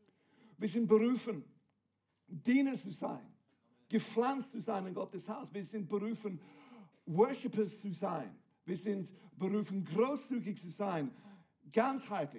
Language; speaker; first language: German; non-native, fluent; English